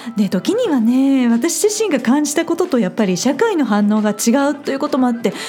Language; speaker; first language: Japanese; native; Japanese